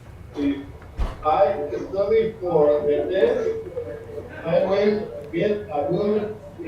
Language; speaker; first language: English; non-native, learner; Spanish